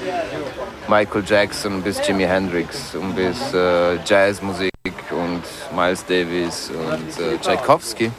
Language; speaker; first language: German; non-native, fluent; French